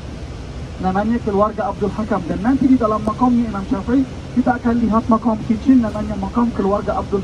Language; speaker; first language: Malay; non-native, fluent; Arabic